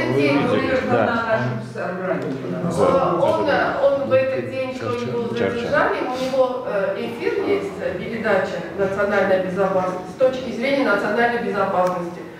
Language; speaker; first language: Russian; non-native, local second language; Armenian